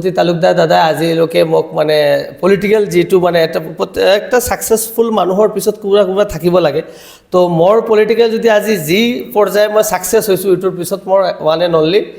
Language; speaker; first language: Assamese; non-native, local second language; Bangla